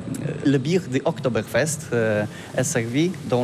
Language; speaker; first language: French; non-native, learner; Polish